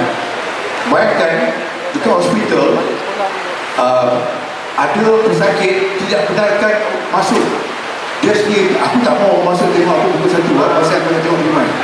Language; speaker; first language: Malay; native; Malay